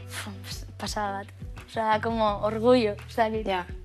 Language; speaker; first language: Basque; non-native, local second language; Spanish